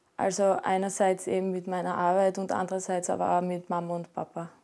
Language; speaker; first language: German; non-native, fluent; Latvian